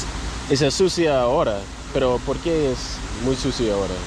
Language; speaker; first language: Spanish; non-native, learner; English